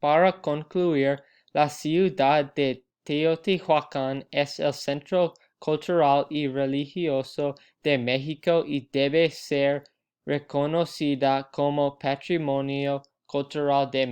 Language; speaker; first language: Spanish; non-native, learner; English